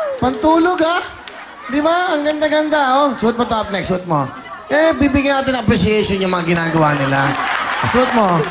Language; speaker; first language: Filipino; native; Filipino